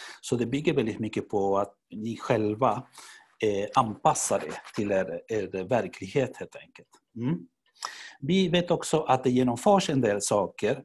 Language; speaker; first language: Swedish; non-native, fluent; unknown